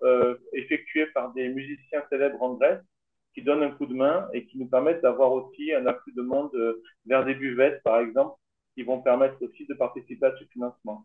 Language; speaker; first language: French; native; French